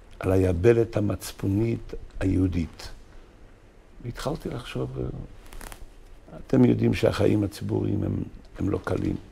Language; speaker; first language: Hebrew; native; Hebrew